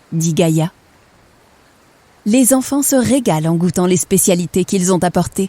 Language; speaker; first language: French; native; French